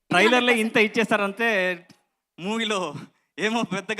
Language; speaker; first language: Telugu; non-native, learner; Kannada